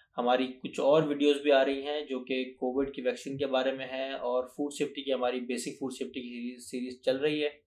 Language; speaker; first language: Urdu; native; Urdu